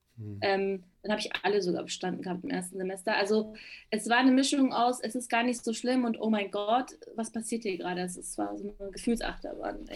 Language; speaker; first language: German; early bilingual, other home language; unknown